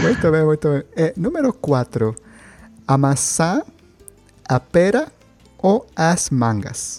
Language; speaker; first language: Portuguese; non-native, learner; Spanish